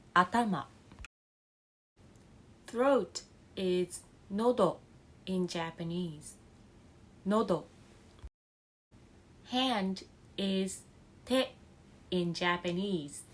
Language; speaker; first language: English; non-native, fluent; Japanese